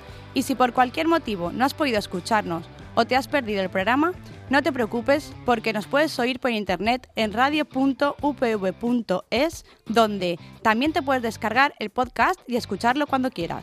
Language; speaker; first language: Spanish; native; Spanish